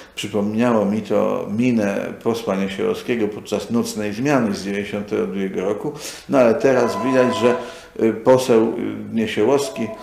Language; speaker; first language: Polish; native; Polish